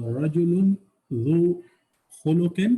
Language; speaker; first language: Arabic; non-native, learner; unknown